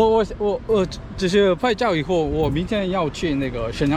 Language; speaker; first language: Chinese; non-native, learner; Korean